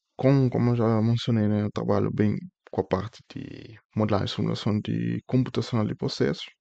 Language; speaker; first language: Portuguese; non-native, local second language; Kabuverdianu